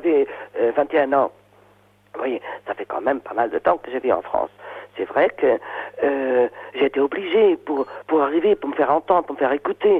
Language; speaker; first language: French; non-native, fluent; Portuguese